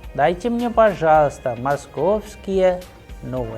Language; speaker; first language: Russian; non-native, fluent; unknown